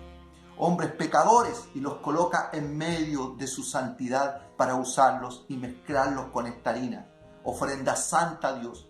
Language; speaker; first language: Spanish; native; Spanish